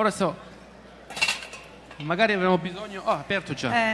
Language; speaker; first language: Italian; early bilingual, heritage; Italian